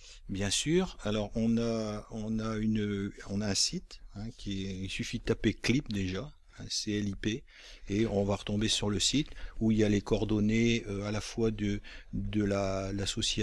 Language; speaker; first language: French; native; French